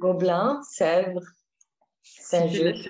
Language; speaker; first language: French; non-native, learner; Arabic